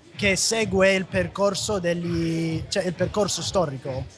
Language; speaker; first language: Italian; non-native, fluent; English